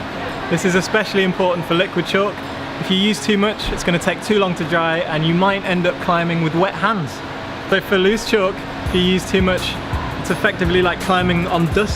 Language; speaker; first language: English; native; English